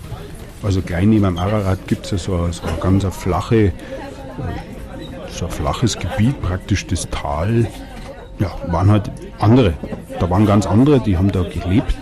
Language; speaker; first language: German; native; German